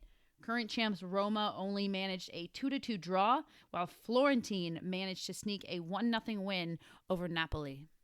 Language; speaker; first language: English; native; English